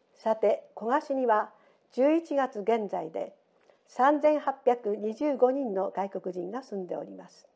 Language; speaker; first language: Japanese; native; Japanese